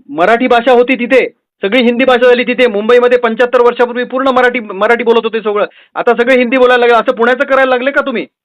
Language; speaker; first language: Marathi; native; Marathi